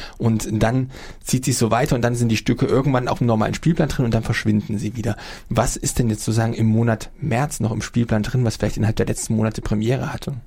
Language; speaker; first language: German; native; German